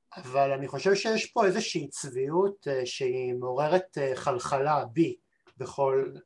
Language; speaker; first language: Hebrew; native; Hebrew